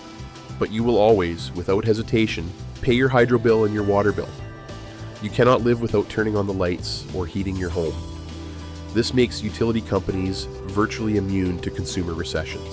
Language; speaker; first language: English; native; English